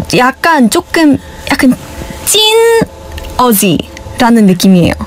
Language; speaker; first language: Korean; early bilingual, other home language; English